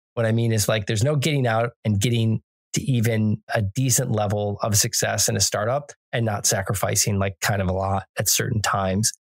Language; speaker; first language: English; native; English